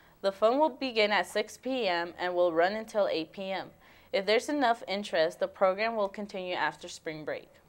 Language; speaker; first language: English; early bilingual, other home language; Spanish